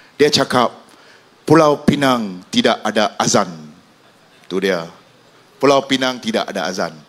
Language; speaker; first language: Malay; non-native, local second language; Min Nan Chinese